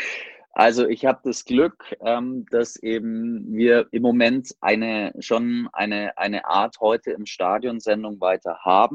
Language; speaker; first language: German; native; German